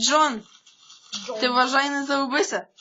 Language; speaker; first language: Ukrainian; native; Ukrainian